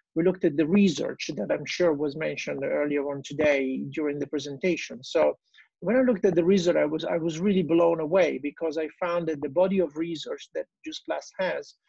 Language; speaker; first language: English; non-native, fluent; Italian